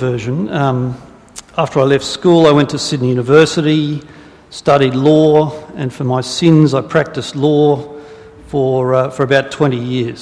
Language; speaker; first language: English; native; English